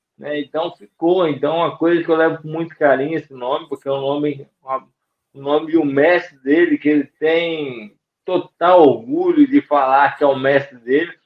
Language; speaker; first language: Portuguese; native; Portuguese